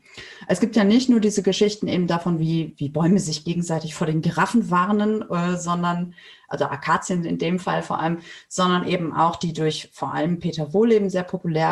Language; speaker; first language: German; native; German